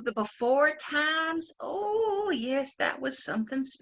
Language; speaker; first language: English; native; English